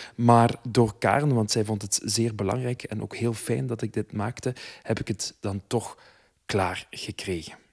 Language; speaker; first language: Dutch; native; Dutch